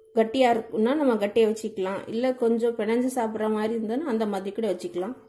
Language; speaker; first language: Tamil; non-native, local second language; Telugu